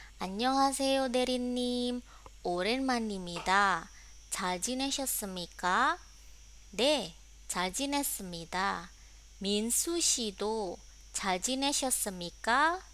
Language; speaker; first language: Korean; non-native, fluent; Indonesian